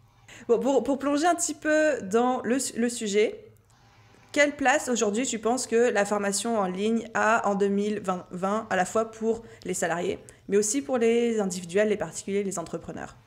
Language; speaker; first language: French; native; French